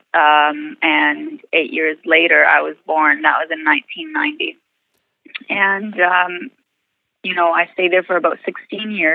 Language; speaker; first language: English; non-native, fluent; Arabic